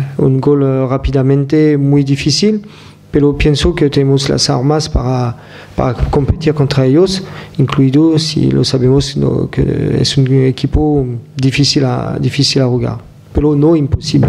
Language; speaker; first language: Spanish; non-native, fluent; French